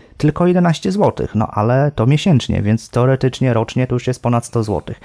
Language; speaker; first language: Polish; native; Polish